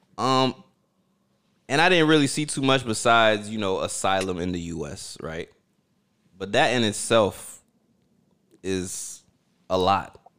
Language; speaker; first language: English; early bilingual, other home language; Haitian Creole